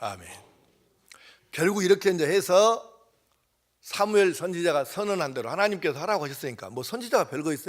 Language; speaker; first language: Korean; native; Korean